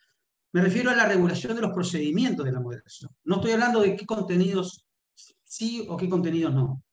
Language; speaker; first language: Spanish; native; Spanish